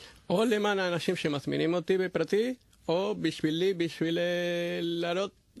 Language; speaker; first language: Hebrew; non-native, fluent; Spanish